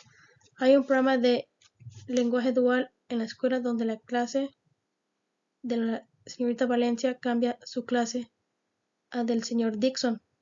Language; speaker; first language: Spanish; early bilingual, heritage; Spanish